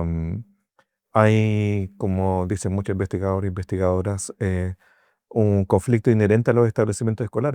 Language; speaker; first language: Spanish; native; Spanish